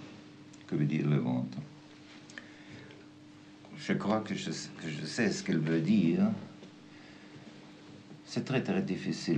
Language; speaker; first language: French; non-native, fluent; German